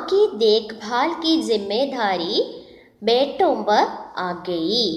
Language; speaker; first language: Hindi; non-native, local second language; Malayalam